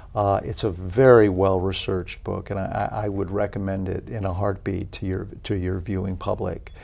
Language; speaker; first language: English; native; English